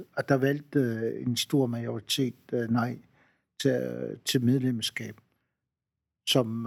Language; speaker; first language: Danish; non-native, local second language; Kalaallisut